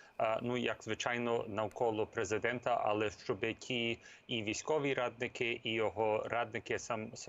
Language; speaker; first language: Ukrainian; early bilingual, heritage; Ukrainian